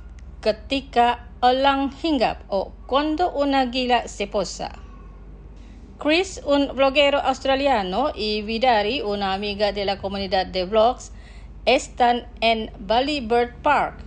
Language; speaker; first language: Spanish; non-native, fluent; Indonesian